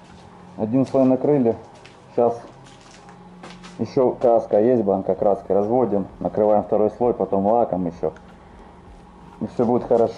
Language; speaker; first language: Russian; native; Russian